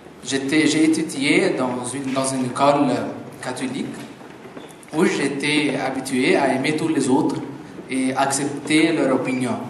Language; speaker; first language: French; non-native, fluent; Arabic